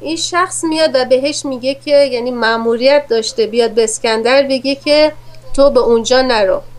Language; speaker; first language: Persian; native; Persian